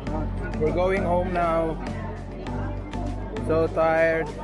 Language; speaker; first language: English; non-native, local second language; Filipino